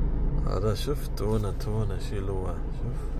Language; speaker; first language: Arabic; non-native, learner; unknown